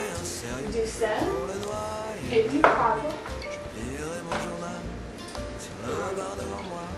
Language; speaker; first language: French; non-native, learner; English